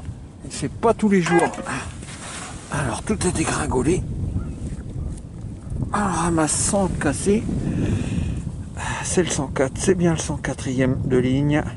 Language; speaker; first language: French; native; French